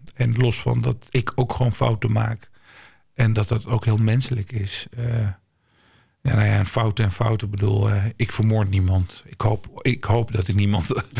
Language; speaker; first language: Dutch; early bilingual, other home language; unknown